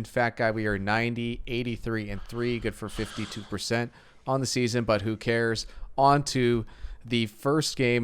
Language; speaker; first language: English; native; English